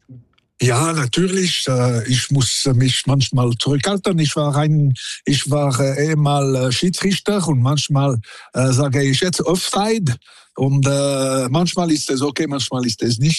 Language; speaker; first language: German; non-native, local second language; French